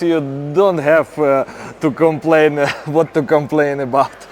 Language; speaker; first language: English; non-native, fluent; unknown